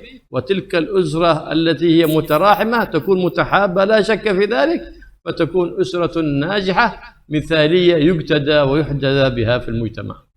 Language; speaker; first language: Arabic; native; Arabic